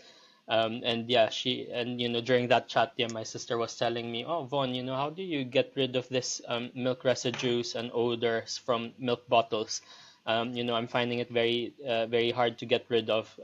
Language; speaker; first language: English; non-native, local second language; Filipino